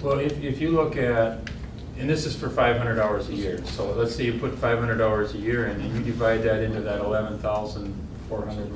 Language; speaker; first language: English; native; English